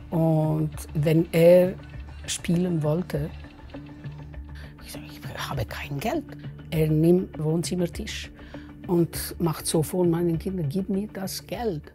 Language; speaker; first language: German; non-native, fluent; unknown